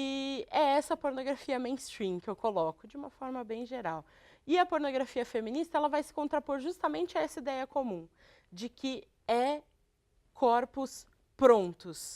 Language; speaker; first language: Portuguese; native; Portuguese